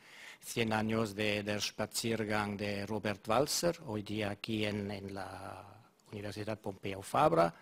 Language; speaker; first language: Spanish; non-native, fluent; German